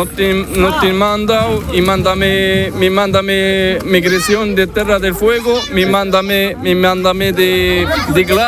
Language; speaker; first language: Spanish; non-native, learner; Arabic